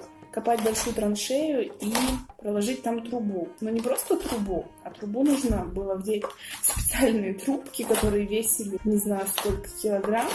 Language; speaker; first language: Russian; native; Russian